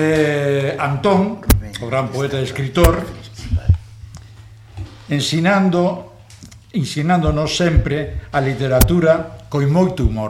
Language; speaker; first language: Galician; non-native, local second language; Spanish